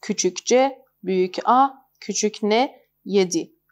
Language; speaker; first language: Turkish; non-native, fluent; Persian